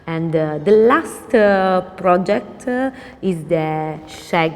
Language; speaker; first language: English; non-native, learner; Italian